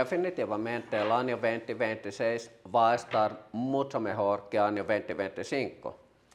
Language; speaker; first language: Spanish; non-native, learner; Finnish